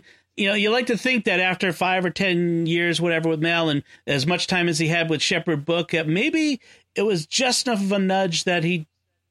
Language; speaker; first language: English; native; English